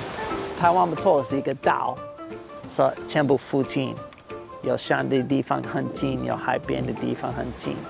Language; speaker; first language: Chinese; non-native, learner; English